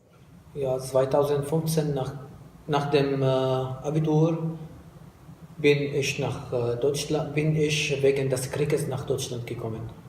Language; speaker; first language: German; non-native, fluent; Arabic